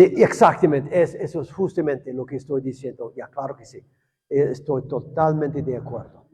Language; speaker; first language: Spanish; non-native, fluent; English